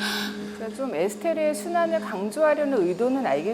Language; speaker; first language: Korean; native; Korean